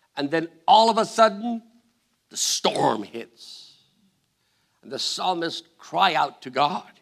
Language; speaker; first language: English; non-native, fluent; Spanish